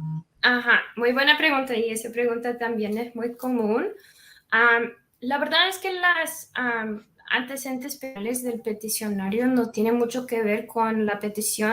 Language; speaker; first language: Spanish; non-native, fluent; English